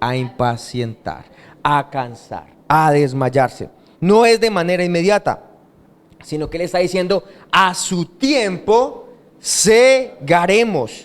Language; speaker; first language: Spanish; native; Spanish